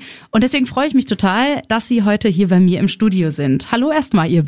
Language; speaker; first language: German; native; German